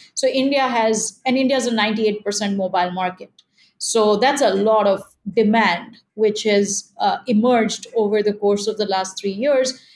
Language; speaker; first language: English; non-native, local second language; Hindi